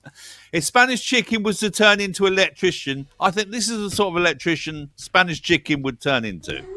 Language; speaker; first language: English; native; English